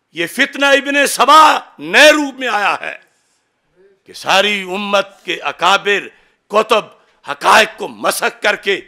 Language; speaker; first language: Urdu; non-native, local second language; Punjabi